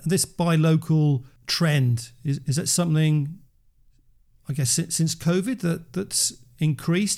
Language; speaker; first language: English; native; English